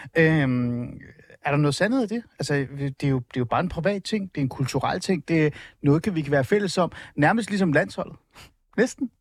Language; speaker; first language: Danish; early bilingual, other home language; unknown